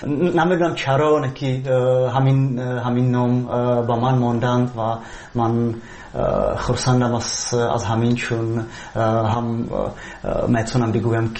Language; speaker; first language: Persian; non-native, learner; Czech